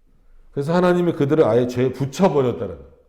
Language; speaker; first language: Korean; native; Korean